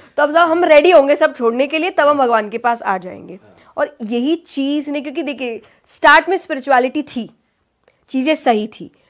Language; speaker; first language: Hindi; native; Hindi